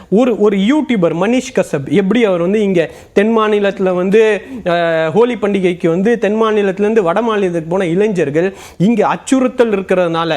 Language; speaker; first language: Tamil; native; Tamil